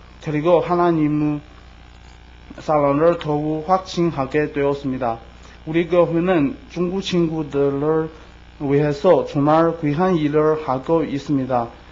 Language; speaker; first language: Korean; non-native, learner; Chinese